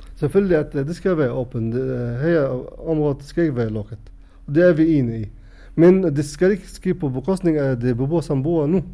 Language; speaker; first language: Danish; non-native, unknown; Arabic